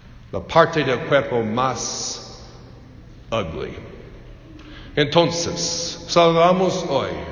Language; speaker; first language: Spanish; non-native, learner; English